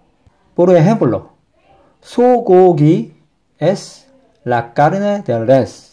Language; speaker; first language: Spanish; non-native, fluent; Korean